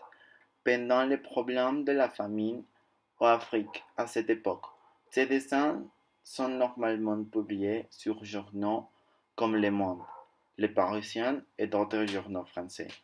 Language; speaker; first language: French; non-native, learner; Spanish